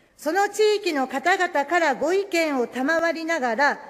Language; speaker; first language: Japanese; native; Japanese